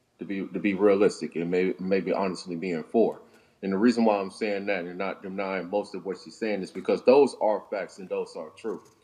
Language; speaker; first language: English; native; English